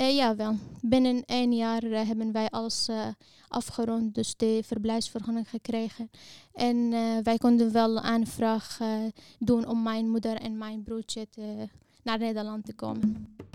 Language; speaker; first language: Dutch; non-native, fluent; Arabic